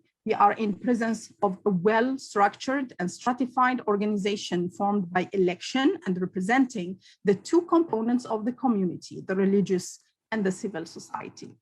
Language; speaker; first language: English; non-native, local second language; Arabic